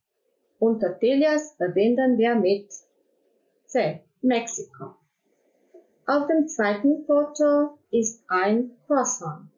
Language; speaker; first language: German; non-native, fluent; Croatian